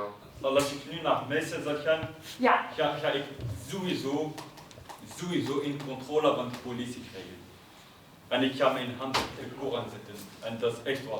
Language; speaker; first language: Dutch; non-native, fluent; Arabic